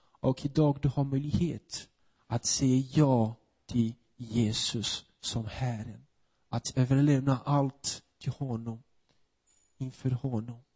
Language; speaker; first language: Swedish; non-native, fluent; Portuguese